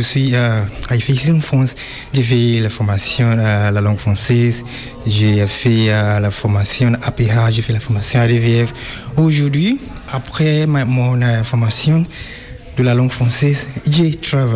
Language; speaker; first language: French; non-native, learner; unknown